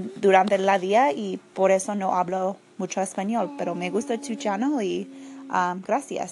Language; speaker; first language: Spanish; non-native, learner; English